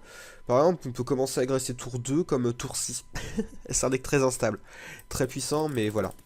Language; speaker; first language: French; native; French